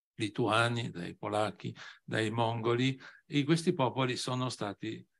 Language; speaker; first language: Italian; non-native, fluent; Polish